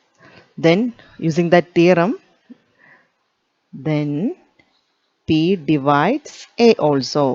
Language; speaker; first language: English; non-native, local second language; Malayalam